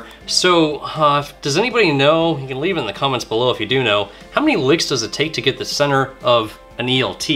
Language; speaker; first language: English; native; English